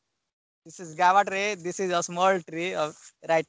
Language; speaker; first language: English; non-native, learner; Hindi